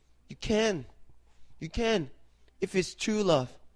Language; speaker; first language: English; non-native, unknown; Korean